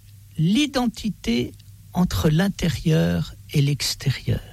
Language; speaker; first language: French; native; French